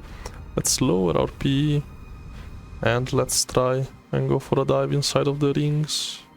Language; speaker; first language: English; non-native, fluent; Italian